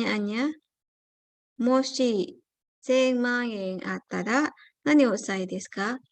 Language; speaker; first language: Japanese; non-native, fluent; Indonesian